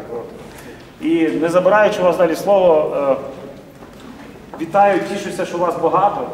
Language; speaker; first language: Ukrainian; native; Ukrainian